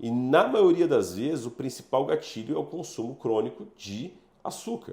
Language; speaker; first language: Portuguese; native; Portuguese